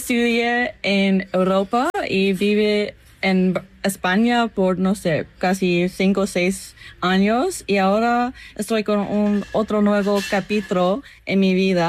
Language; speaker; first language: Spanish; non-native, learner; English